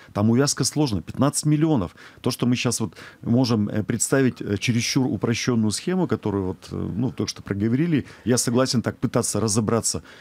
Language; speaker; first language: Russian; native; Russian